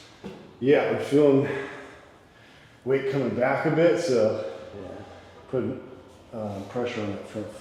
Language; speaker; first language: English; native; English